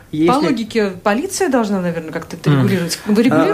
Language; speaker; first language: Russian; native; Russian